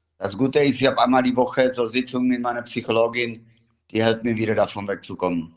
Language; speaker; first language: German; non-native, fluent; Czech